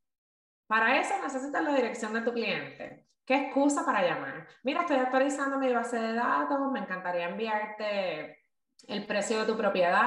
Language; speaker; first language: Spanish; native; Spanish